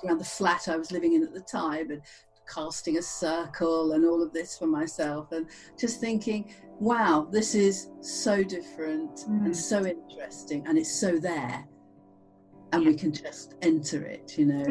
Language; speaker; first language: English; native; English